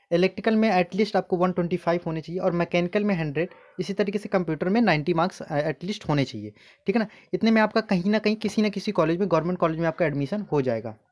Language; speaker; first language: Hindi; native; Hindi